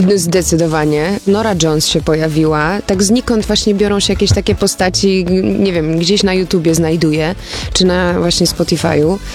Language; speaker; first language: Polish; early bilingual, other home language; German